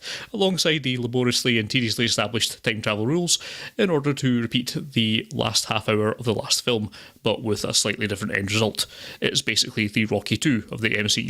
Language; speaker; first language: English; native; English